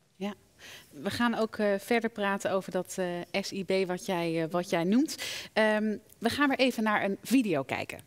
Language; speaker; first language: Dutch; native; Dutch